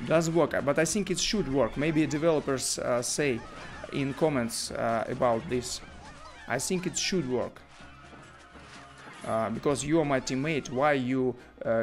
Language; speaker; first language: English; non-native, learner; Russian